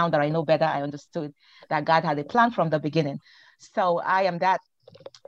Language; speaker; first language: English; non-native, local second language; Igbo